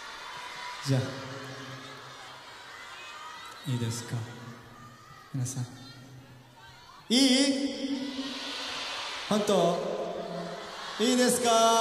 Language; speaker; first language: Japanese; non-native, fluent; Korean